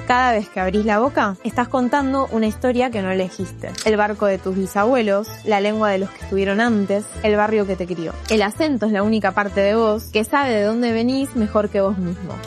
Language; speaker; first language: Spanish; native; Spanish